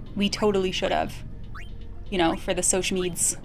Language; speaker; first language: English; native; English